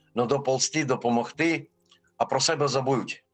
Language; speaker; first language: Ukrainian; non-native, fluent; Armenian